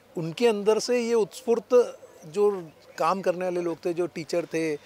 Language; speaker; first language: Hindi; non-native, local second language; Marathi